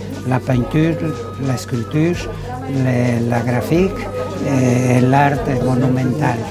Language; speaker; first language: French; non-native, learner; Spanish